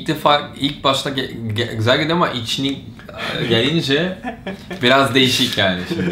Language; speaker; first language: Turkish; non-native, fluent; Portuguese